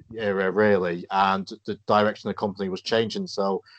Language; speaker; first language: English; native; English